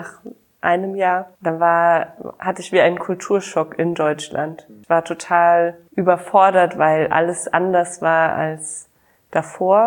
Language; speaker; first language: German; native; German